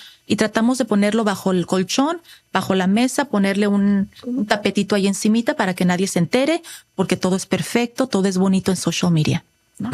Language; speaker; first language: Spanish; native; Spanish